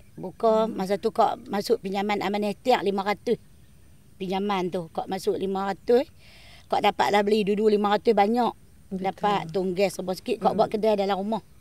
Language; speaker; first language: Malay; native; Malay